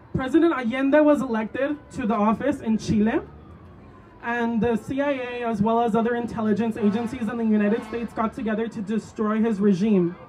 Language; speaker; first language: English; early bilingual, other home language; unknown